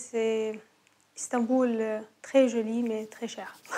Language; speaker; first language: French; non-native, learner; Arabic